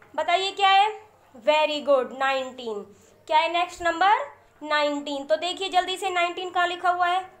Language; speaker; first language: Hindi; native; Hindi